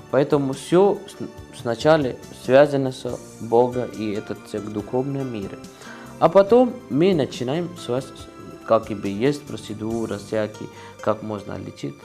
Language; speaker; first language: Russian; non-native, learner; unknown